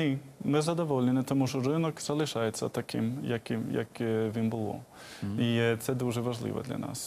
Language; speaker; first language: Ukrainian; non-native, fluent; Swedish